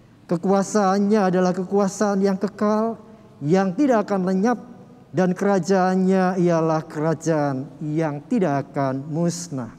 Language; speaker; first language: Indonesian; native; Indonesian